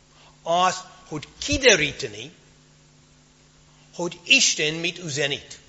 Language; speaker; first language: Hungarian; non-native, fluent; English